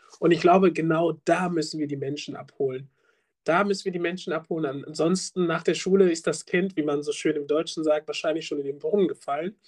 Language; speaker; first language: German; early bilingual, other home language; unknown